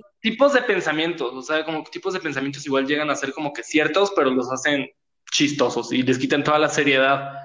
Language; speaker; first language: Spanish; native; Spanish